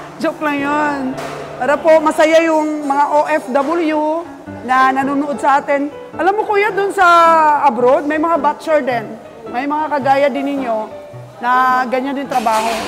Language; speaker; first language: Filipino; non-native, local second language; Cebuano